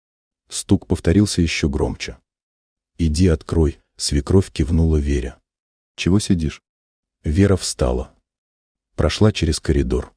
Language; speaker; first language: Russian; native; Russian